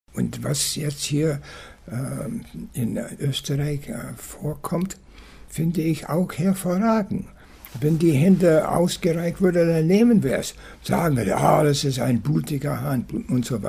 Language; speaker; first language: German; non-native, fluent; English